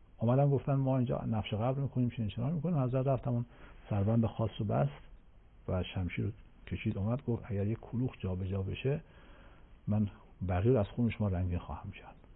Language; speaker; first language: Persian; native; Persian